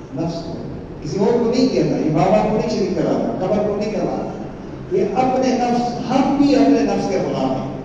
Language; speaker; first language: Urdu; non-native, local second language; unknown